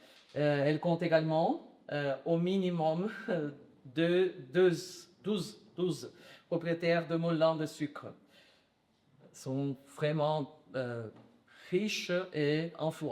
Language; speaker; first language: French; non-native, learner; Portuguese